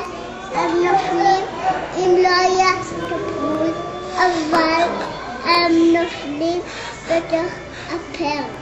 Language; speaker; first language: Hebrew; early bilingual, heritage; Hebrew